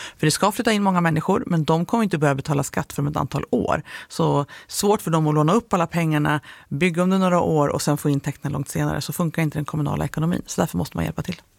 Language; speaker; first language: Swedish; native; Swedish